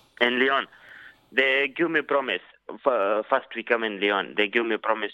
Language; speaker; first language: English; non-native, learner; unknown